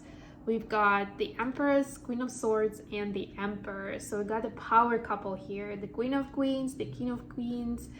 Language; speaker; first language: English; non-native, fluent; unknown